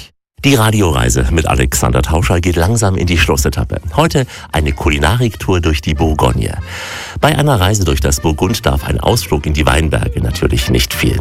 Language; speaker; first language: German; native; German